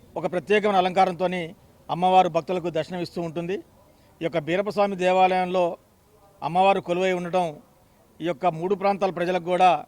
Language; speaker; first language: Telugu; native; Telugu